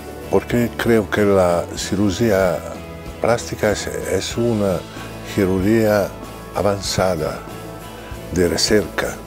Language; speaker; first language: Spanish; non-native, fluent; Italian